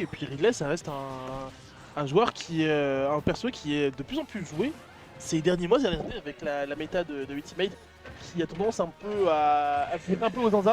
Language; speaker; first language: French; native; French